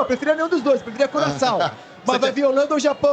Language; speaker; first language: Portuguese; native; Portuguese